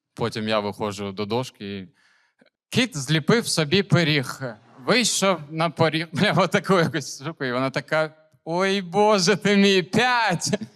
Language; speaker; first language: Ukrainian; non-native, local second language; Russian